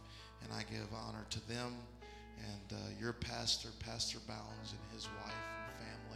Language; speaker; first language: English; native; English